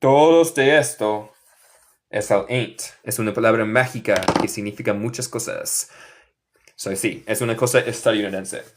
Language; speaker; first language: Spanish; non-native, fluent; English